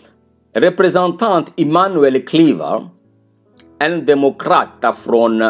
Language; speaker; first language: Swedish; non-native, fluent; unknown